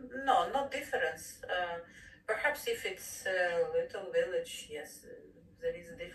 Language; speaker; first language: English; non-native, fluent; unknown